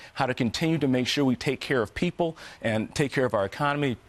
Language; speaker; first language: English; native; English